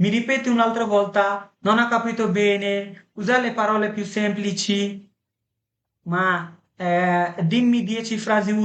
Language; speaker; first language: Italian; non-native, fluent; Bangla